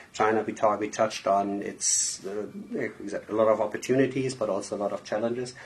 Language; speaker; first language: English; non-native, fluent; German